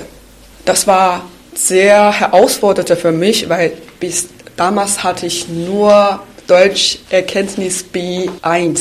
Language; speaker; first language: German; non-native, fluent; Chinese